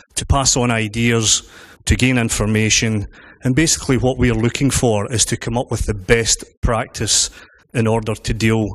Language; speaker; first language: English; native; English